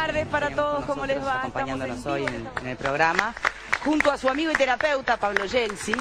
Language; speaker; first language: Spanish; native; Spanish